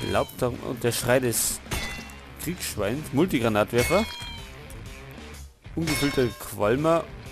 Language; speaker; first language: German; native; German